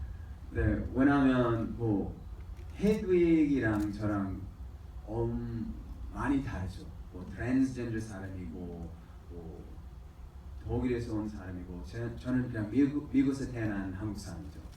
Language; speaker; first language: Korean; early bilingual, heritage; English